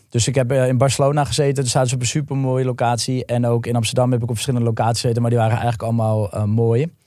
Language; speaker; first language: Dutch; native; Dutch